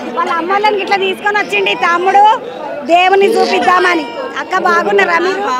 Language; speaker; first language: Telugu; native; Telugu